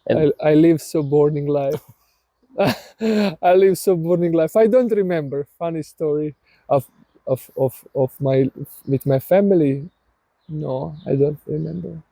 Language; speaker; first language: English; non-native, learner; Serbian